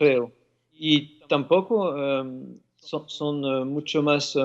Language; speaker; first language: Spanish; non-native, fluent; French